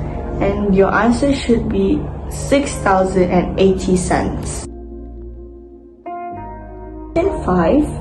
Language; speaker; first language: English; non-native, local second language; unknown